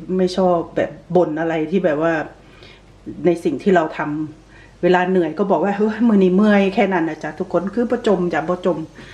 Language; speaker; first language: Thai; native; Thai